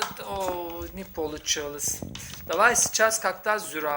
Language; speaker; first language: Russian; non-native, learner; Turkish